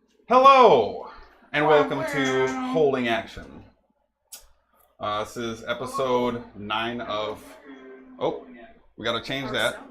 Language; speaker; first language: English; native; English